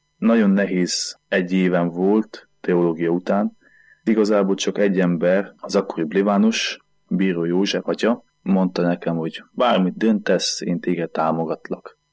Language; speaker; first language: Hungarian; native; Hungarian